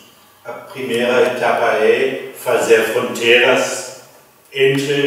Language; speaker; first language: Portuguese; non-native, fluent; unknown